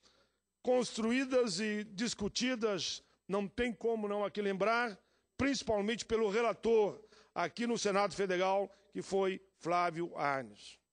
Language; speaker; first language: Portuguese; native; Portuguese